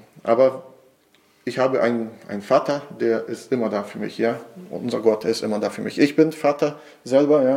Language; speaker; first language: German; non-native, fluent; Portuguese